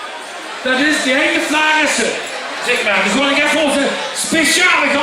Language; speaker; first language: Dutch; native; Dutch